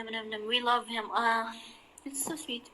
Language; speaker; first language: English; non-native, fluent; Somali